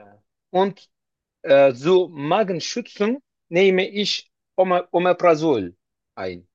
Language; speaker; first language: German; non-native, learner; Turkish